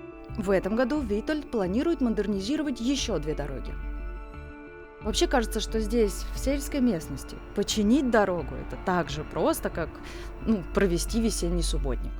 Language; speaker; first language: Russian; native; Russian